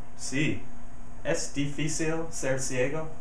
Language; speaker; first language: Spanish; non-native, learner; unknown